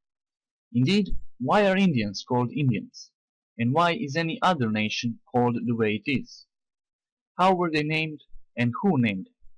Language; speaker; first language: English; non-native, fluent; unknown